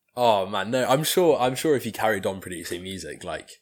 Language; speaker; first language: English; native; English